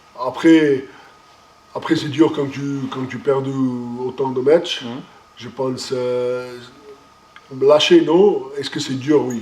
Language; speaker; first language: French; non-native, fluent; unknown